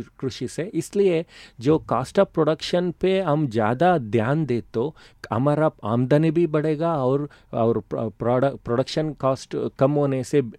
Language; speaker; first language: Hindi; non-native, local second language; Kannada